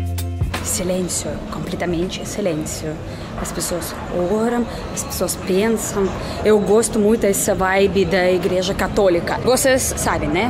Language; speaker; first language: Portuguese; non-native, fluent; Russian